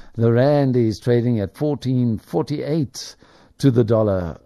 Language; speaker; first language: English; native; English